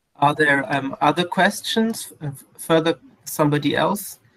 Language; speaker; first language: English; non-native, fluent; Portuguese